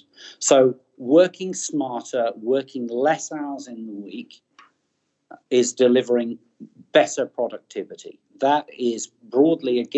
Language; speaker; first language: English; native; English